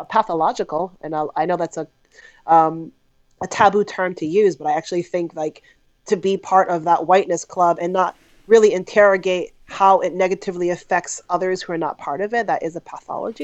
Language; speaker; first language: English; native; English